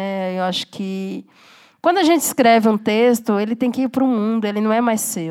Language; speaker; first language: Portuguese; native; Portuguese